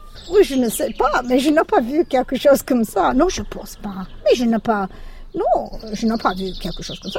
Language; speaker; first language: French; non-native, learner; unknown